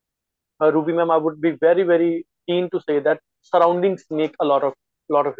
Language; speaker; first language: English; non-native, local second language; Punjabi